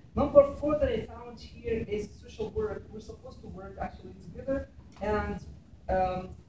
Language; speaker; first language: English; non-native, fluent; Arabic